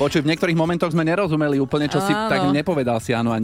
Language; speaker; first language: Slovak; native; Slovak